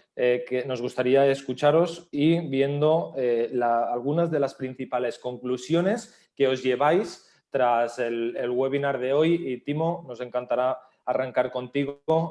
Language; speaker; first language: Spanish; native; Spanish